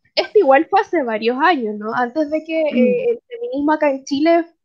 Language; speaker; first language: Spanish; native; Spanish